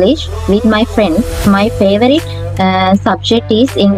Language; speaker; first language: English; non-native, learner; Sinhala